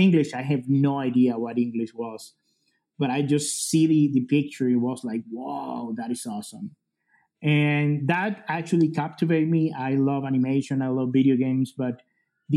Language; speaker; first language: English; non-native, fluent; Spanish